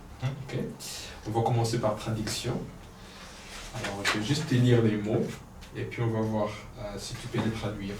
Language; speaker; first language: French; non-native, fluent; Polish